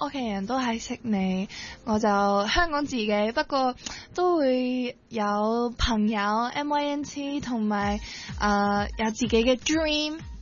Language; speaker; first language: Cantonese; non-native, learner; English